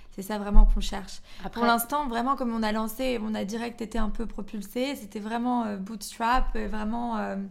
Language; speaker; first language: French; native; French